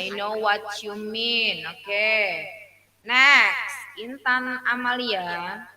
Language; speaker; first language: English; non-native, learner; Indonesian